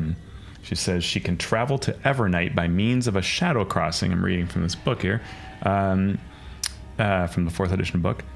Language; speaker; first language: English; native; English